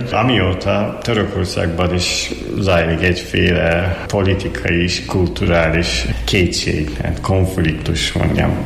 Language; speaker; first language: Hungarian; non-native, fluent; Turkish